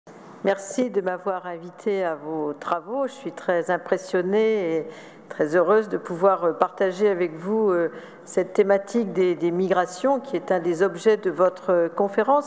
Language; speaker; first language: French; native; French